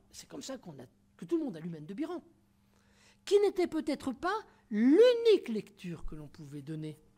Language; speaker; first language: French; native; French